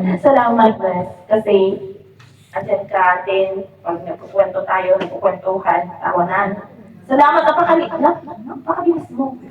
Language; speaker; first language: Filipino; non-native, local second language; Iloko